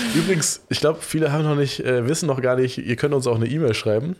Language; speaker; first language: German; native; German